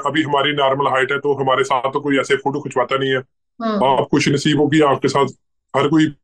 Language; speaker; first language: Hindi; native; Hindi